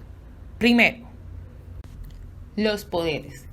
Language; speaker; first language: Spanish; native; Spanish